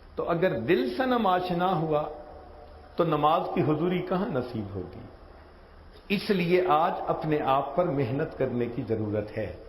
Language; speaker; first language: Urdu; non-native, local second language; Punjabi